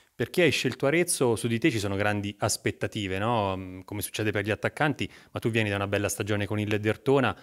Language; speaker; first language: Italian; native; Italian